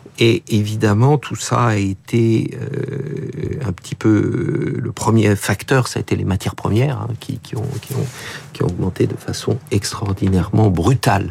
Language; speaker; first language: French; native; French